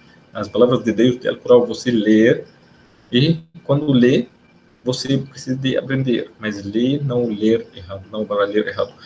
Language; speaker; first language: Portuguese; non-native, fluent; Arabic